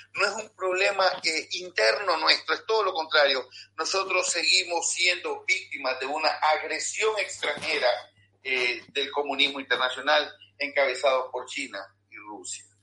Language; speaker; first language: Spanish; native; Spanish